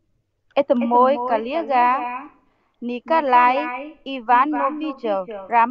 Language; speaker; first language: Russian; non-native, learner; Vietnamese